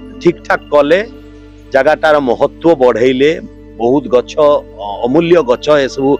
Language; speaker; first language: Hindi; non-native, local second language; Odia